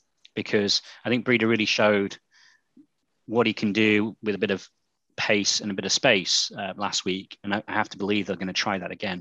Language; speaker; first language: English; native; English